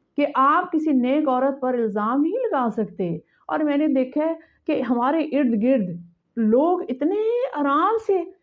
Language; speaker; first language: Urdu; native; Urdu